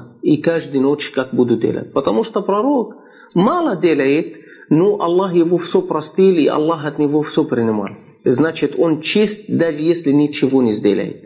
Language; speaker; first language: Russian; non-native, fluent; Arabic